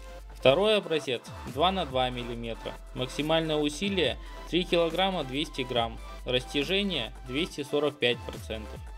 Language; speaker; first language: Russian; native; Russian